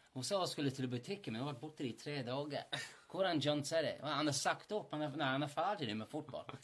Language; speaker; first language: Norwegian; non-native, fluent; English